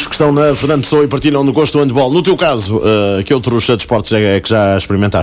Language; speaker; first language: Portuguese; native; Portuguese